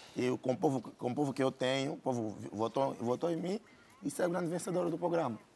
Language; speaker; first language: Portuguese; native; Portuguese